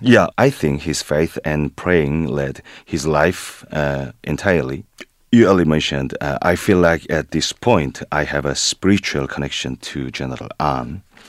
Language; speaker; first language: English; non-native, fluent; Korean